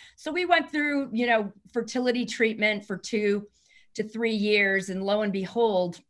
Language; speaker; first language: English; native; English